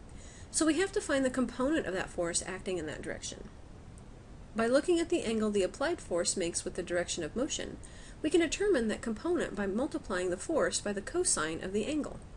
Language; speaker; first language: English; native; English